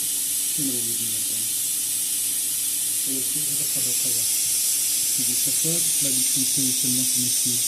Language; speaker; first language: Arabic; non-native, learner; Hindi